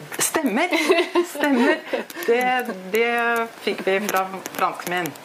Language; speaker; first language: Norwegian; non-native, fluent; Russian